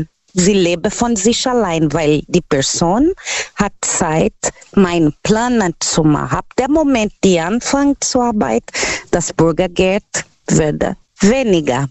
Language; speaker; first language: German; non-native, learner; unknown